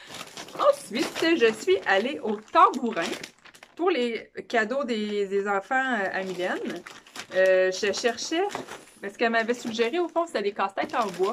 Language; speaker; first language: French; native; French